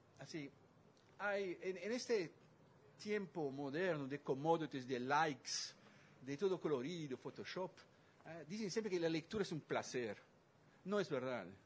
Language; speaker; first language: Spanish; non-native, fluent; Dutch